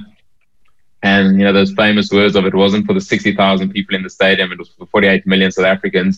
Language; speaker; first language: English; native; English